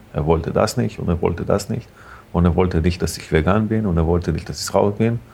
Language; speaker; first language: German; non-native, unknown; Hebrew